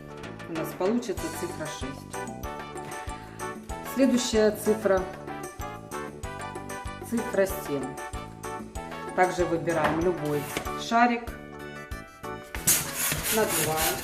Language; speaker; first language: Russian; native; Russian